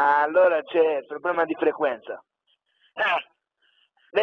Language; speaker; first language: Italian; native; Italian